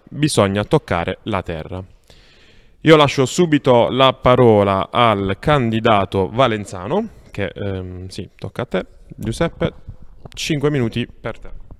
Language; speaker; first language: Italian; native; Italian